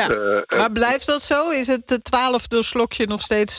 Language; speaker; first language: Dutch; native; Dutch